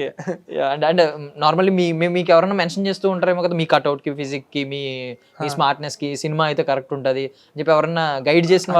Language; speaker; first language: Telugu; native; Telugu